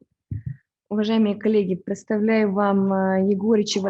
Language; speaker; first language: Russian; native; Russian